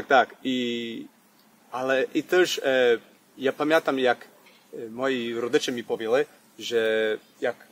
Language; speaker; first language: Ukrainian; early bilingual, heritage; English